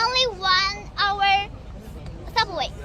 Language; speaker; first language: English; non-native, learner; Chinese